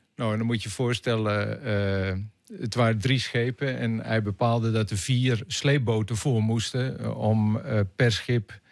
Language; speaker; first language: Dutch; native; Dutch